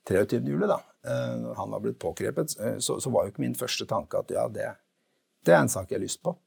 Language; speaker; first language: Norwegian; native; Norwegian